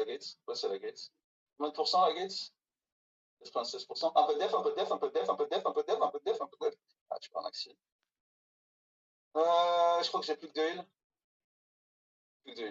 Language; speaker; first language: French; native; French